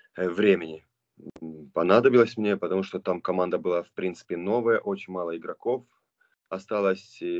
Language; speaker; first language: Russian; non-native, local second language; Romanian